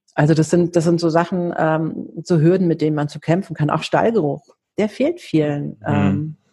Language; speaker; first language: German; early bilingual, heritage; Greek